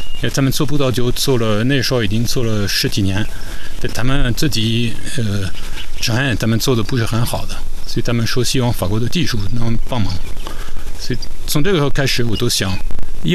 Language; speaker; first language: Chinese; non-native, fluent; French